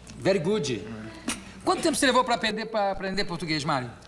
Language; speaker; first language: Portuguese; native; Portuguese